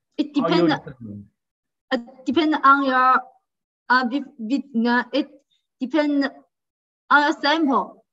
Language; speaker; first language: English; non-native, fluent; Chinese